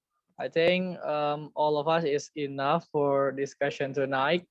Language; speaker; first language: English; non-native, learner; Indonesian